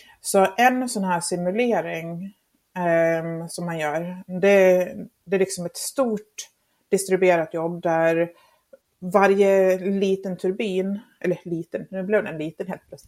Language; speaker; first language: Swedish; non-native, fluent; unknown